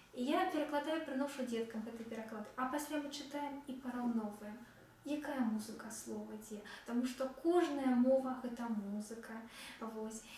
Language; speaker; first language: Belarusian; non-native, local second language; Russian